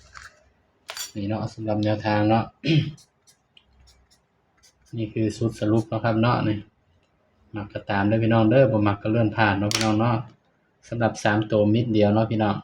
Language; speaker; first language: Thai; non-native, local second language; Lao